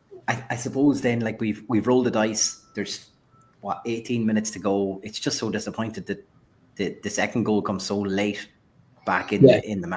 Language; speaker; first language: English; native; English